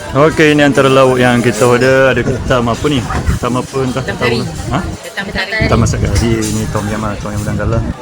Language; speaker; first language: Malay; native; Malay